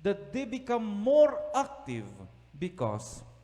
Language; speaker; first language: English; non-native, local second language; Filipino